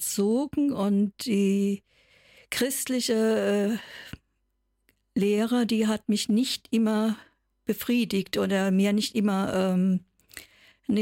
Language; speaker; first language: German; native; German